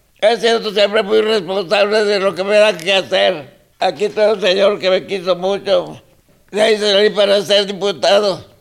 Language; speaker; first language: Spanish; non-native, local second language; Zapotec